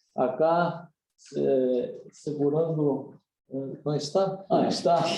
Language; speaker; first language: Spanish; non-native, learner; Portuguese